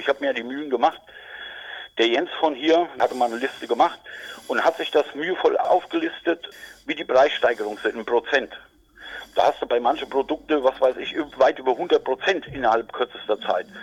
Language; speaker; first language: German; native; German